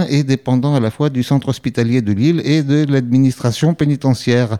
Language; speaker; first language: French; native; French